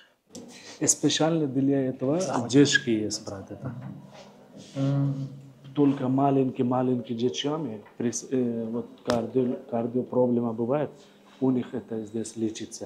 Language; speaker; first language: Russian; non-native, learner; Hindi